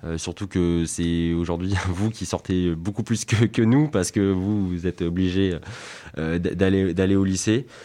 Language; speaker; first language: French; native; French